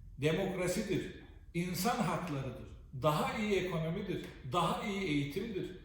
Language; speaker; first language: Turkish; native; Turkish